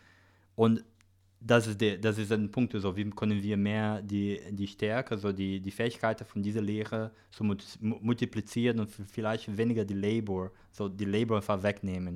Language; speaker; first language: German; non-native, learner; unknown